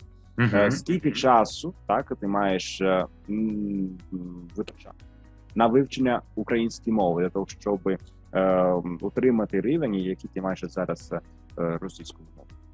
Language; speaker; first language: Ukrainian; non-native, fluent; Italian